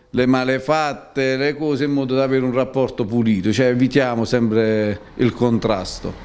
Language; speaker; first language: Italian; native; Italian